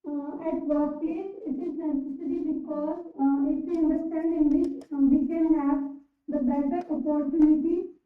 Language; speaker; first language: English; non-native, learner; Hindi